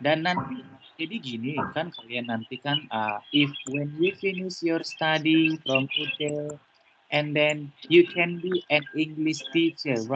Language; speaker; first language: English; non-native, fluent; Indonesian